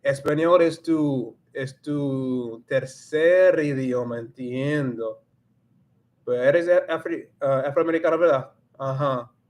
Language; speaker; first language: Spanish; non-native, learner; English